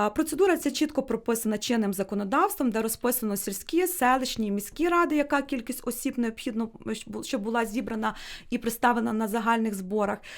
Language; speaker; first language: Ukrainian; native; Ukrainian